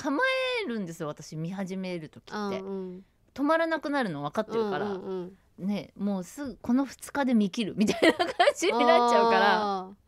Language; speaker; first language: Japanese; native; Japanese